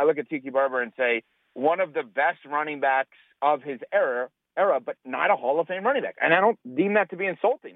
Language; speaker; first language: English; native; English